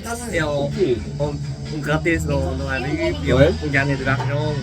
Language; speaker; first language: French; non-native, learner; Japanese